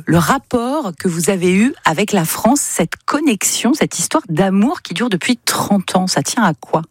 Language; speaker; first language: French; native; French